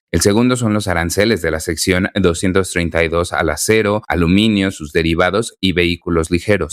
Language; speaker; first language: Spanish; native; Spanish